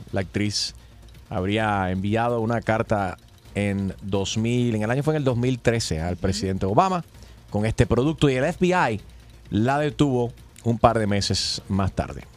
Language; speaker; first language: Spanish; early bilingual, heritage; Spanish